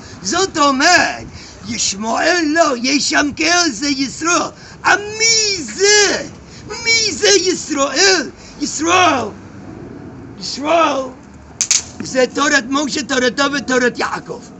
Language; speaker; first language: Hebrew; non-native, learner; English